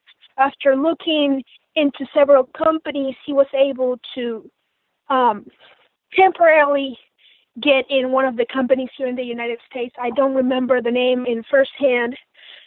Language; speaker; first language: English; non-native, fluent; Spanish